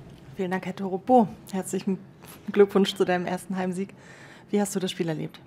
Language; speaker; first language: German; native; German